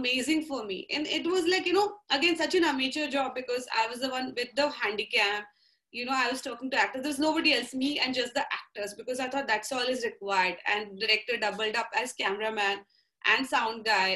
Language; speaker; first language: English; non-native, local second language; Marathi